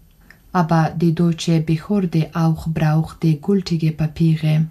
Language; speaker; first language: German; non-native, learner; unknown